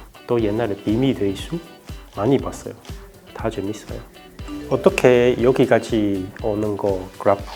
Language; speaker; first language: Korean; non-native, learner; Chinese